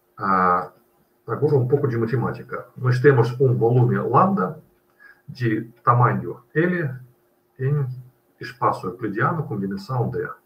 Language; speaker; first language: Portuguese; non-native, fluent; Russian